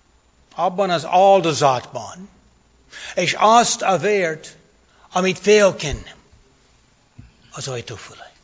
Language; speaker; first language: Hungarian; non-native, fluent; English